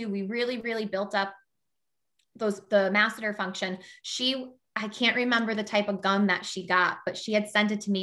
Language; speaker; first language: English; native; English